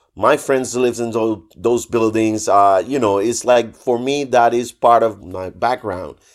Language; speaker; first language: English; non-native, fluent; Spanish